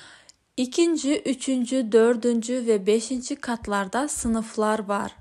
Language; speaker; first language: Turkish; non-native, fluent; Kazakh